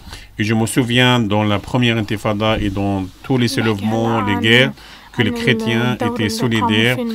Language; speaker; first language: French; non-native, fluent; Arabic